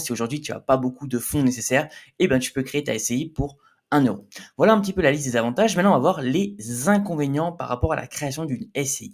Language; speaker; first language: French; native; French